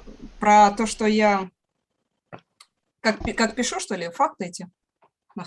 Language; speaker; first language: Russian; native; Russian